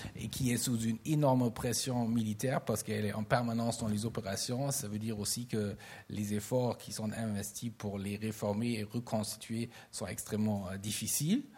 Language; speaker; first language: French; non-native, fluent; German